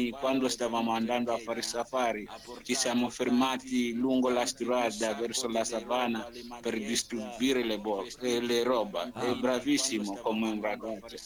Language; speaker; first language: Italian; non-native, learner; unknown